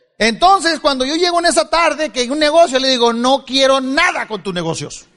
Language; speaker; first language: Spanish; native; Spanish